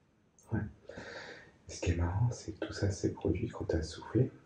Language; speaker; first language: French; native; French